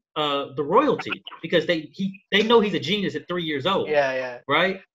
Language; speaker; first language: English; native; English